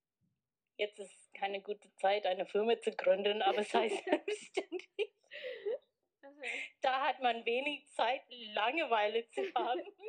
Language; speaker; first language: German; non-native, fluent; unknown